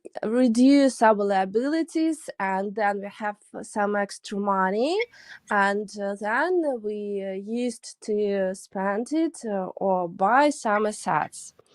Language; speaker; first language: English; non-native, learner; Russian